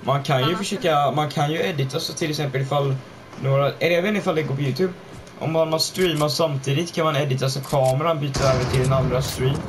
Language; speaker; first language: Swedish; native; Swedish